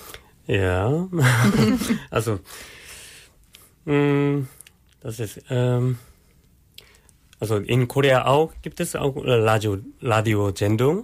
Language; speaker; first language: German; non-native, learner; Korean